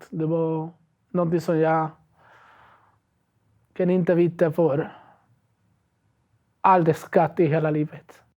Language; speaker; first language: Swedish; non-native, learner; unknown